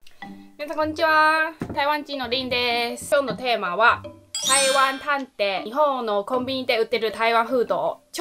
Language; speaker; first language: Japanese; non-native, learner; Chinese